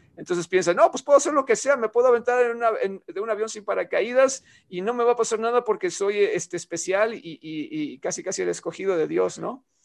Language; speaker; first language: Spanish; native; Spanish